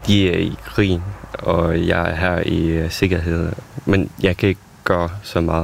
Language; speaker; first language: Danish; non-native, fluent; Ukrainian